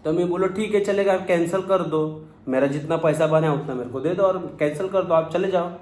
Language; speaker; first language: Hindi; non-native, local second language; Marathi